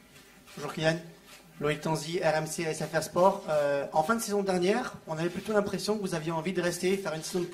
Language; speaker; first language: French; native; French